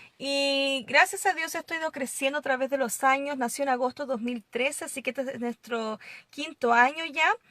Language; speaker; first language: Spanish; non-native, fluent; English